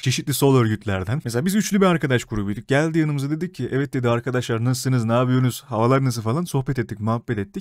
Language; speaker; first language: Turkish; native; Turkish